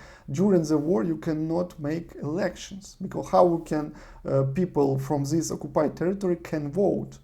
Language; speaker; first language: English; non-native, learner; Russian